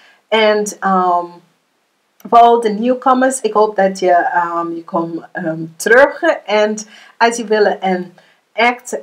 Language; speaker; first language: Dutch; non-native, learner; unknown